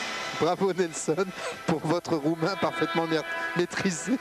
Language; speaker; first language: French; native; French